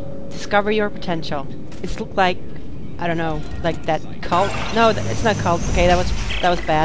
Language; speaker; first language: English; non-native, fluent; Swedish